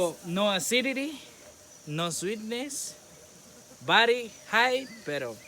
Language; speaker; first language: Spanish; native; Spanish